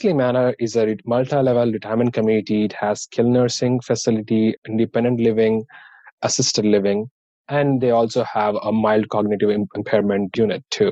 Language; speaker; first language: English; non-native, local second language; Telugu